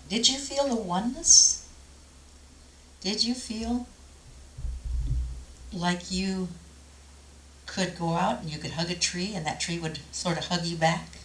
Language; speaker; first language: English; native; English